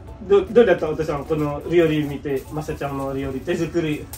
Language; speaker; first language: Japanese; non-native, learner; Indonesian